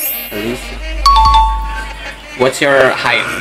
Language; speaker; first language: English; non-native, local second language; Filipino